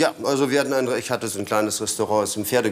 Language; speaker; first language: German; non-native, fluent; Polish